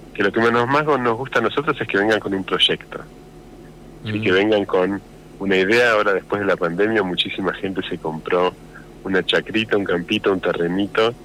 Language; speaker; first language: Spanish; native; Spanish